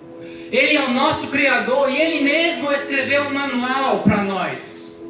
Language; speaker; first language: Portuguese; non-native, fluent; German